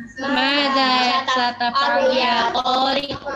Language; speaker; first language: Arabic; non-native, learner; Indonesian